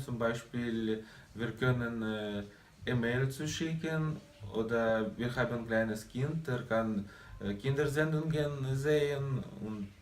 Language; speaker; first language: German; non-native, learner; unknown